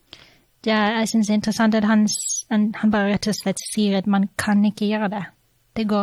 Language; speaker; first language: Norwegian; non-native, fluent; English